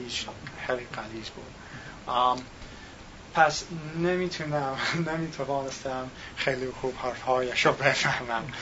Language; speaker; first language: Persian; non-native, learner; English